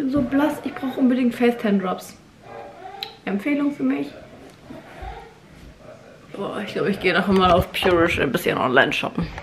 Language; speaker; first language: German; native; German